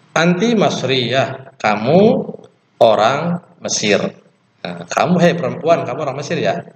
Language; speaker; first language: Indonesian; native; Indonesian